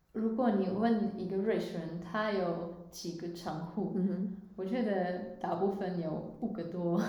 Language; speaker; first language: Chinese; non-native, fluent; Swiss German